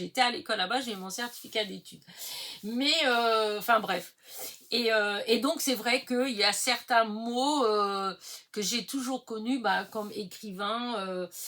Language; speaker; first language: French; early bilingual, other home language; Portuguese